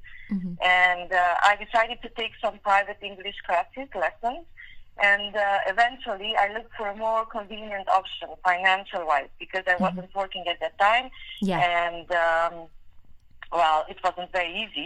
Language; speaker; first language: English; non-native, fluent; Hungarian